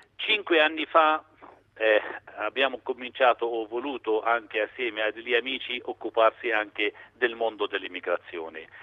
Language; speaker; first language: Italian; non-native, fluent; Arabic